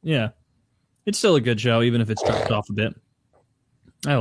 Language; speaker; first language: English; native; English